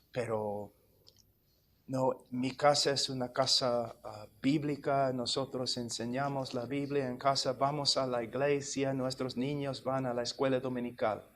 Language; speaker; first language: Spanish; non-native, fluent; English